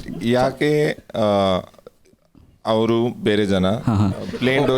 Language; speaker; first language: Kannada; non-native, local second language; Punjabi